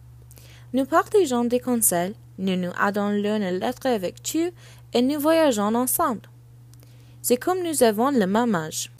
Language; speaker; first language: French; non-native, learner; English